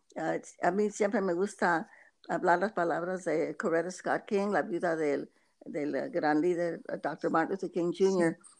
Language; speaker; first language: Spanish; early bilingual, heritage; Spanish